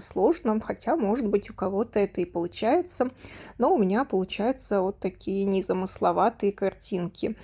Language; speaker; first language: Russian; native; Russian